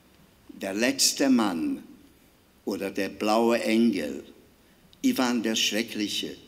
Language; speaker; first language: German; non-native, fluent; Hungarian